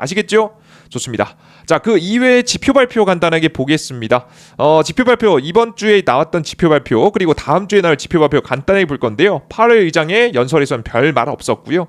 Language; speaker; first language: Korean; native; Korean